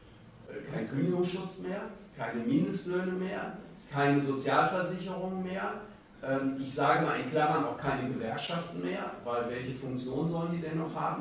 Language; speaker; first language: German; native; German